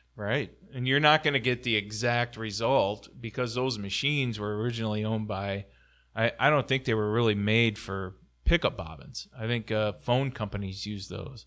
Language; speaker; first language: English; native; English